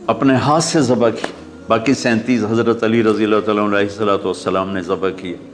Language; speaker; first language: Urdu; non-native, local second language; Punjabi